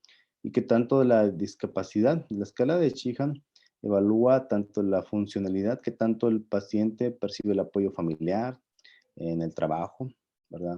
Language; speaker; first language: Spanish; native; Spanish